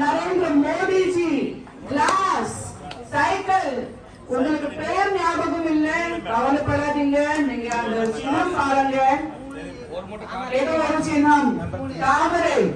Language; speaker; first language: Tamil; non-native, fluent; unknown